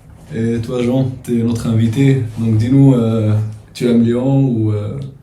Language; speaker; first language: French; non-native, fluent; Arabic